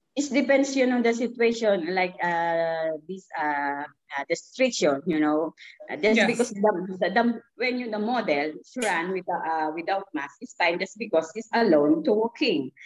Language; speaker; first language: English; non-native, local second language; Filipino